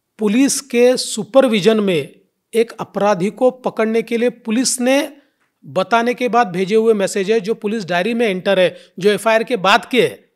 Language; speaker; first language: Hindi; non-native, local second language; Marathi